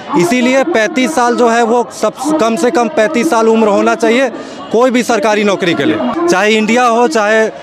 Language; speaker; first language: Hindi; native; Hindi